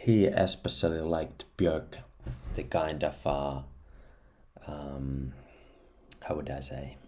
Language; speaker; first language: English; non-native, fluent; Finnish